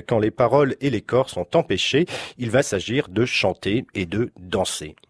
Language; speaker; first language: French; native; French